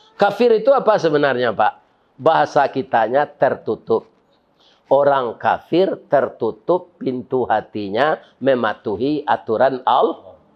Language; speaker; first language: Malay; non-native, local second language; Minangkabau